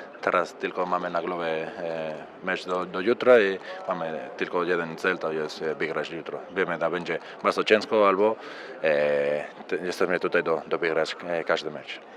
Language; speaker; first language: Polish; non-native, learner; Spanish